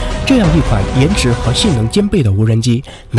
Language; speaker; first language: Chinese; native; Chinese